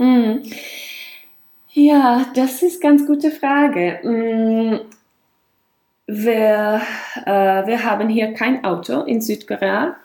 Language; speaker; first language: German; non-native, fluent; Czech